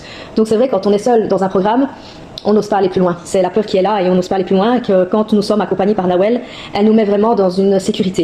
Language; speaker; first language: French; native; French